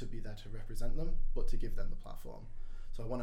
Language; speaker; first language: English; native; English